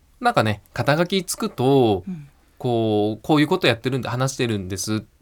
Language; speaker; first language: Japanese; native; Japanese